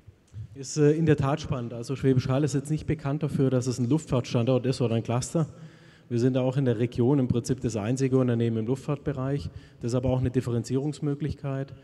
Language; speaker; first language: German; native; German